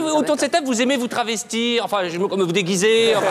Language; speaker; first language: French; native; French